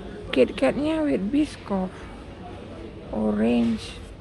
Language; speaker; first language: English; non-native, learner; Indonesian